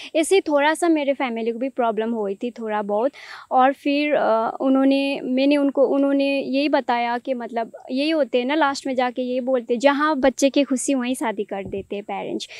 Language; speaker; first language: Hindi; non-native, local second language; Nepali